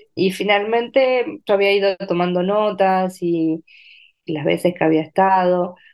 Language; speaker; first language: Spanish; native; Spanish